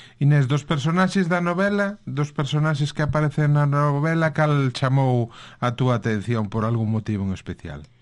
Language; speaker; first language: Galician; native; Galician